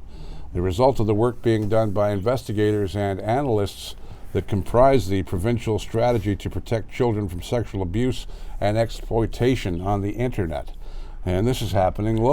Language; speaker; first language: English; native; English